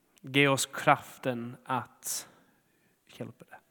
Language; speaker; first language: Swedish; non-native, fluent; English